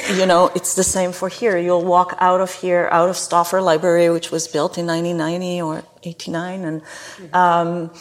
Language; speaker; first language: English; non-native, fluent; Hebrew